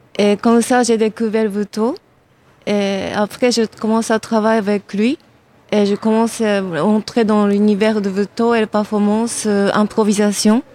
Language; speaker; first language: French; non-native, fluent; Japanese